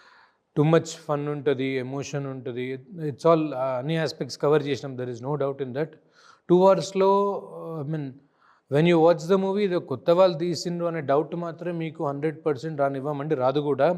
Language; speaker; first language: Telugu; native; Telugu